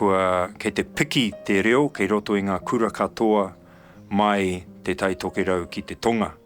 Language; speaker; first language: Māori; non-native, local second language; English